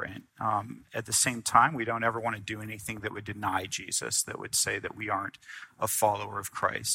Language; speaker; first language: English; native; English